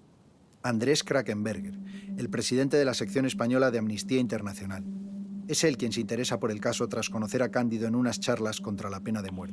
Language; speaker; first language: Spanish; native; Spanish